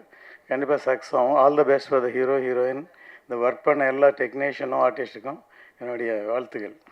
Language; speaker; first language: Tamil; native; Tamil